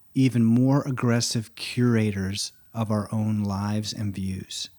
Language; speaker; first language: English; native; English